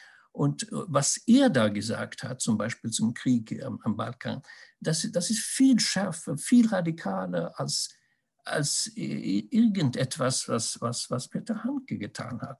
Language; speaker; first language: German; non-native, fluent; Swedish